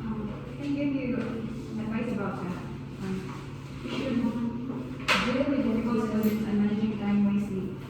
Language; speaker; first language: English; non-native, learner; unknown